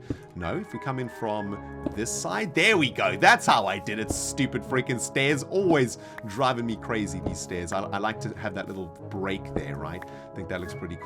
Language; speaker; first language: English; native; English